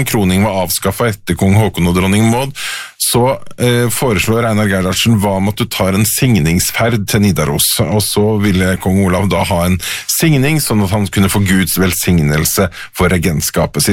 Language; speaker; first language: Norwegian; native; Norwegian